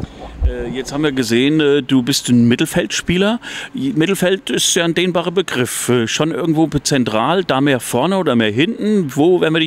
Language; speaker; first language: German; native; German